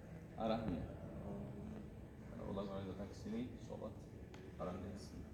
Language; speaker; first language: Indonesian; non-native, learner; Turkish